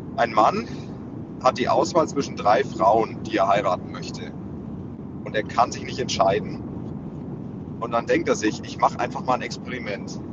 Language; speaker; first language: German; native; German